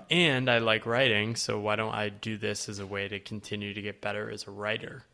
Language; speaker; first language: English; native; English